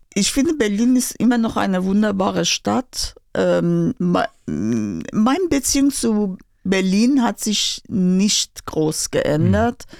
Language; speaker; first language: German; non-native, fluent; Persian